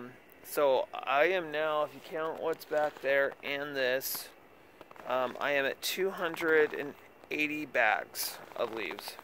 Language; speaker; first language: English; native; English